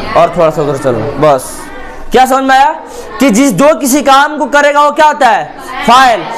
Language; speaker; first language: Hindi; native; Hindi